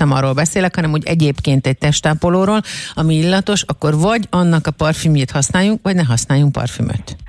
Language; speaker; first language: Hungarian; native; Hungarian